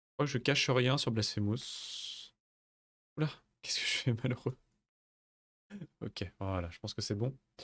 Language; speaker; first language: French; native; French